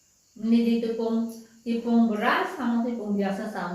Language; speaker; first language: Indonesian; non-native, learner; Filipino